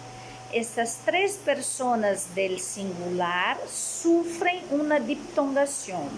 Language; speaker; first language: Spanish; non-native, fluent; Portuguese